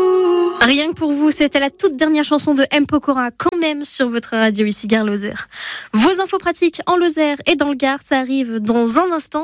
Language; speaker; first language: French; native; French